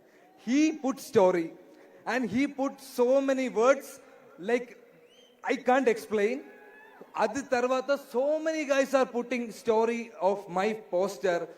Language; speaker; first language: Telugu; non-native, learner; Malayalam